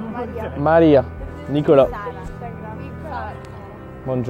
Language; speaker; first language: Italian; non-native, learner; French